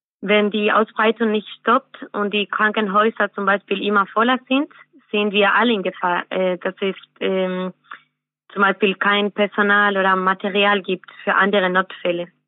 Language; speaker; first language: German; non-native, fluent; Spanish